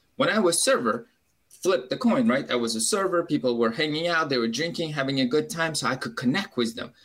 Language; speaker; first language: English; non-native, fluent; Uzbek